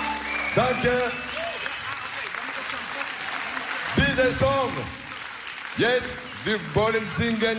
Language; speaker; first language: English; non-native, learner; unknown